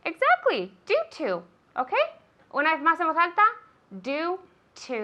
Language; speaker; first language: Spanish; non-native, fluent; English